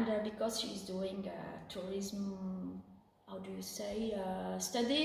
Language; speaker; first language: English; non-native, fluent; Portuguese